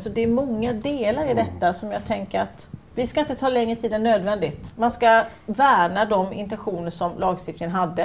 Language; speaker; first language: Swedish; native; Swedish